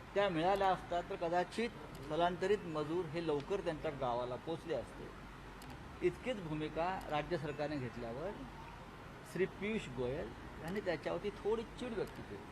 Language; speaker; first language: Marathi; native; Marathi